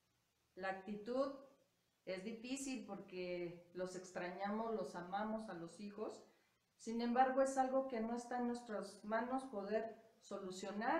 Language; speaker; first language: Spanish; native; Spanish